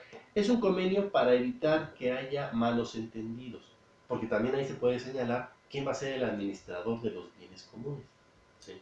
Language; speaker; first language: Spanish; native; Spanish